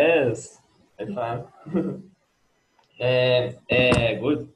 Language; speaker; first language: English; non-native, learner; Portuguese